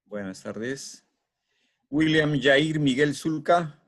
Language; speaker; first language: Spanish; native; Spanish